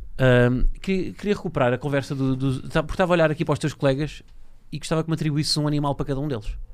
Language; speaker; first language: Portuguese; native; Portuguese